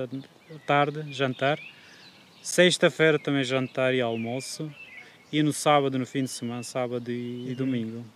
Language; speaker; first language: Portuguese; non-native, fluent; Turkish